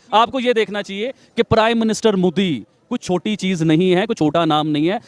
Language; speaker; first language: Urdu; non-native, local second language; Punjabi